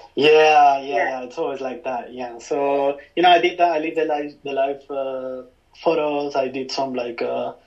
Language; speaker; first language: English; non-native, fluent; Spanish